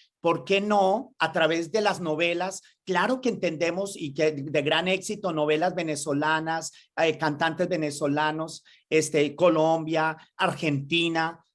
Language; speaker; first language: Spanish; native; Spanish